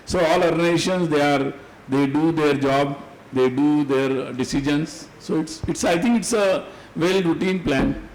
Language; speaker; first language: English; non-native, local second language; Hindi